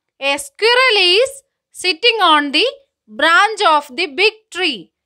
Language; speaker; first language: English; non-native, local second language; Malayalam